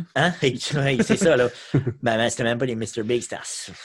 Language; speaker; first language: French; native; French